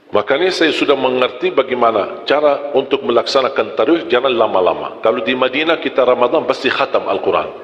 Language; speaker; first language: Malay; non-native, fluent; Arabic